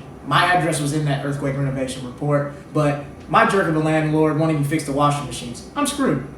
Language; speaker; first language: English; native; English